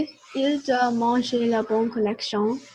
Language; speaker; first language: French; non-native, learner; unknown